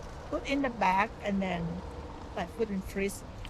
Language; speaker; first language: English; non-native, learner; Thai